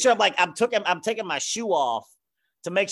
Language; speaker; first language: English; native; English